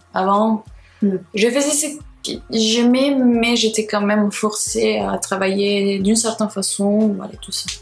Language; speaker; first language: French; non-native, fluent; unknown